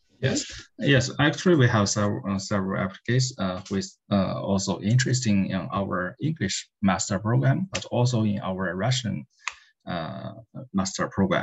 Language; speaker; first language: English; non-native, learner; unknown